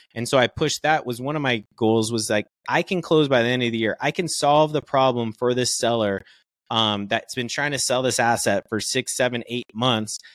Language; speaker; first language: English; native; English